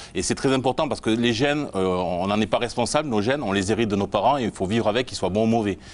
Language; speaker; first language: French; native; French